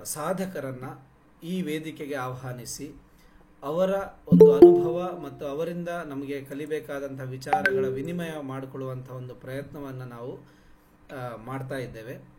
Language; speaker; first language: Kannada; non-native, local second language; Konkani